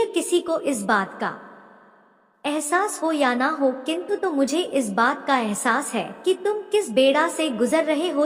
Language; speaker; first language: Hindi; native; Hindi